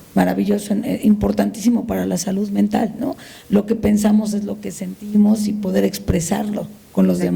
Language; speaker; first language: Spanish; native; Spanish